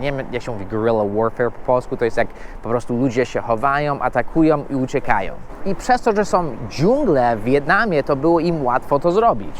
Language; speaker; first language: Polish; non-native, fluent; English